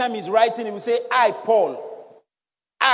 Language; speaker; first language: English; non-native, local second language; Bini